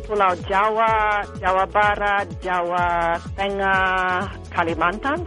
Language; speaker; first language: Indonesian; non-native, fluent; English